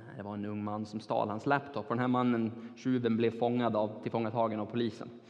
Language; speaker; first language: Swedish; non-native, fluent; Turkish